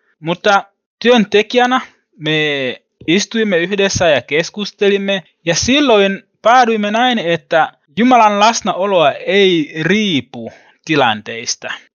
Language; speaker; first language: Finnish; non-native, learner; Swahili